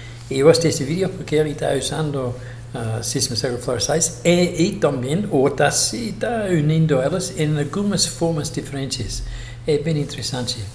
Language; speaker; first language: Portuguese; non-native, fluent; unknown